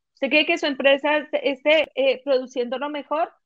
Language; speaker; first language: Spanish; native; Spanish